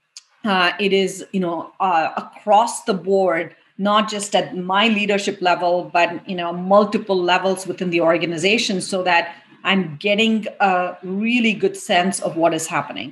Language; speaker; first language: English; non-native, local second language; Tamil